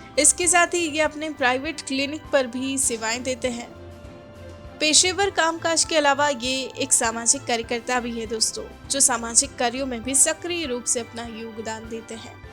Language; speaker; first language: Hindi; native; Hindi